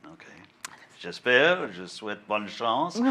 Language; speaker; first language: French; non-native, learner; English